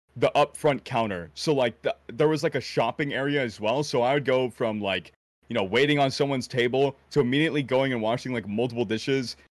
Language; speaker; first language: English; native; English